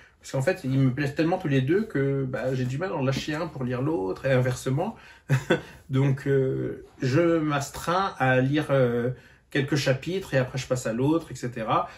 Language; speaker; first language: French; native; French